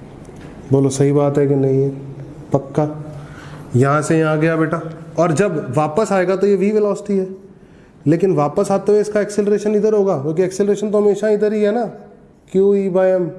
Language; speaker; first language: Hindi; native; Hindi